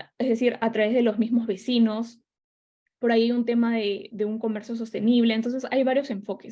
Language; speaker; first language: Spanish; native; Spanish